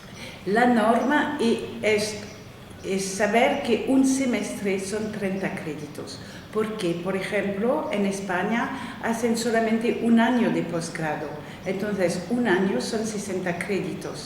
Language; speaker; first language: Spanish; non-native, fluent; French